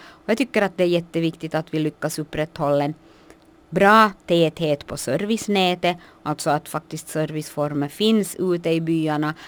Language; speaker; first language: Swedish; native; Swedish